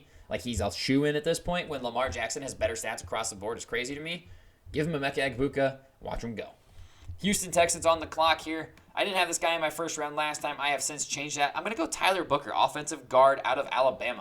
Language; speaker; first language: English; native; English